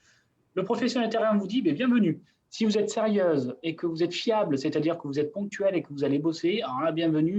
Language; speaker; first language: French; native; French